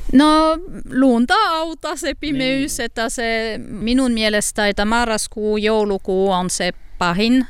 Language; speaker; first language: Finnish; non-native, learner; French